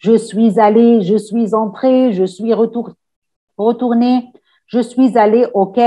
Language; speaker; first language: French; non-native, fluent; Arabic